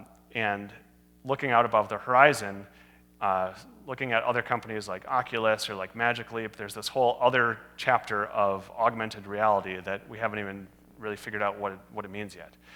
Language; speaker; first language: English; native; English